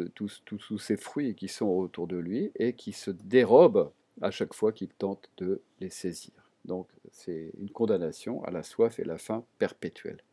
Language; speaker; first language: French; native; French